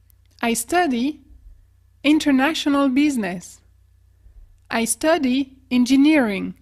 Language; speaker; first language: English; non-native, fluent; French